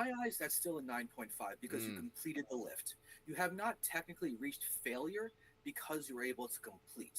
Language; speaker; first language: English; native; English